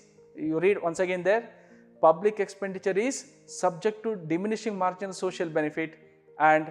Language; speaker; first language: English; non-native, local second language; Kannada